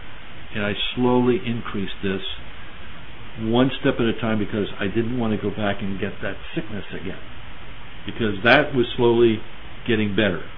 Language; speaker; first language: English; native; English